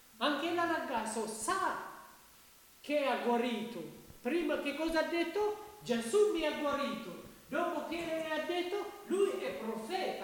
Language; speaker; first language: Italian; non-native, learner; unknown